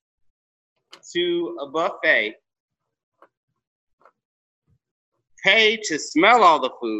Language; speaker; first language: English; native; English